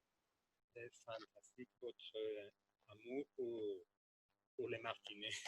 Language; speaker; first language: French; non-native, fluent; Spanish